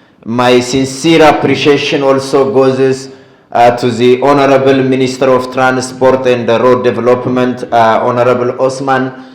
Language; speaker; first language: English; non-native, fluent; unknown